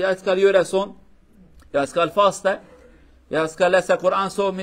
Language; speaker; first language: Swedish; non-native, fluent; Kurdish